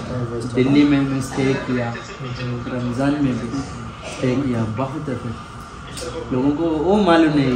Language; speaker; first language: Hindi; non-native, local second language; Malayalam